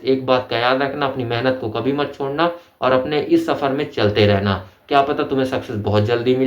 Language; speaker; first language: Hindi; native; Hindi